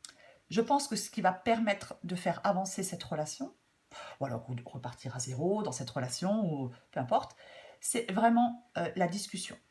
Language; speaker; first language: French; native; French